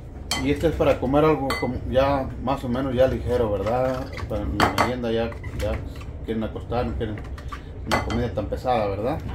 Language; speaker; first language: Spanish; native; Spanish